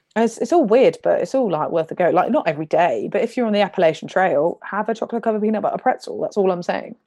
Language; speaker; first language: English; native; English